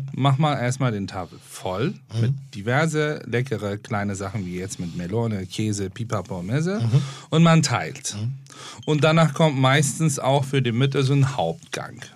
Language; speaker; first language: German; non-native, fluent; Turkish